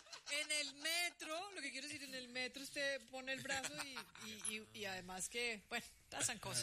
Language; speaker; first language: Spanish; native; Spanish